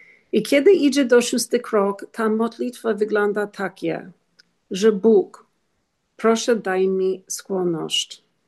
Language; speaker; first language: Polish; non-native, learner; English